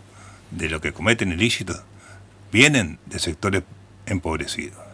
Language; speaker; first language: Spanish; native; Spanish